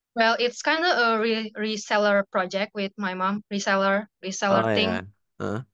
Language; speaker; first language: English; non-native, fluent; Indonesian